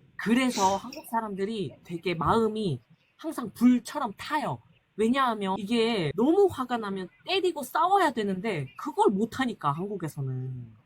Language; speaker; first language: Korean; native; Korean